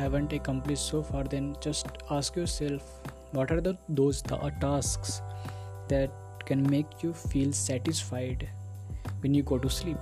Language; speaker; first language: English; non-native, local second language; Hindi